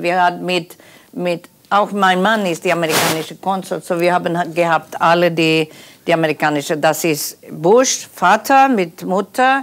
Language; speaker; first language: German; non-native, learner; Polish